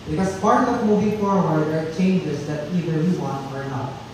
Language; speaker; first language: English; non-native, local second language; Filipino